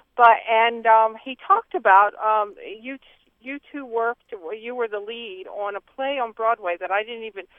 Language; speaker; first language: English; non-native, fluent; Polish